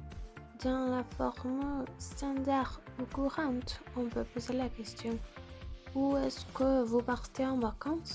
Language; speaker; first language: French; non-native, learner; Spanish